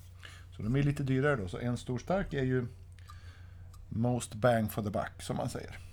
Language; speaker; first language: Swedish; native; Swedish